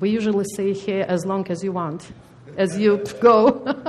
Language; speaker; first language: English; non-native, fluent; Russian